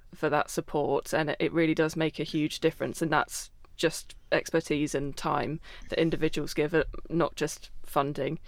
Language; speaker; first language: English; native; English